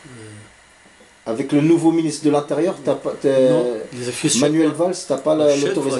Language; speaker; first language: French; native; French